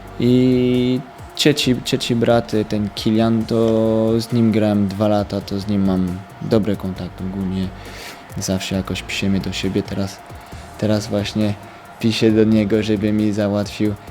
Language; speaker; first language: Polish; early bilingual, heritage; French